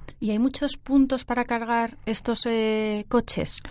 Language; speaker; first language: Spanish; native; Spanish